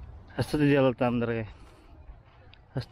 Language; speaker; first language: Russian; non-native, learner; Filipino